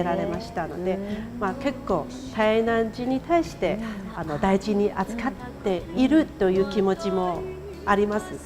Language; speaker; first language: Japanese; non-native, fluent; Chinese